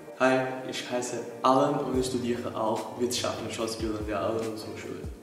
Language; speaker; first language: German; non-native, fluent; Portuguese